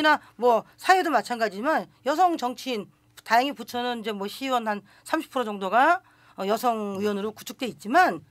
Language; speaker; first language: Korean; native; Korean